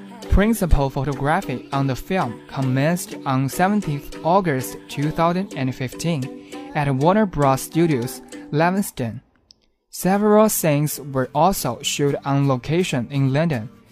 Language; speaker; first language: English; non-native, fluent; Chinese